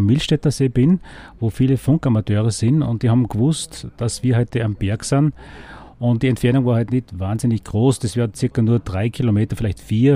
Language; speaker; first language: German; native; German